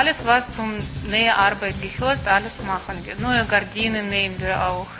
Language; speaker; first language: German; non-native, fluent; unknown